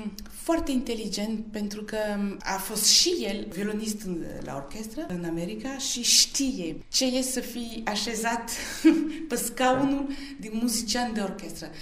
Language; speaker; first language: Romanian; early bilingual, heritage; Romanian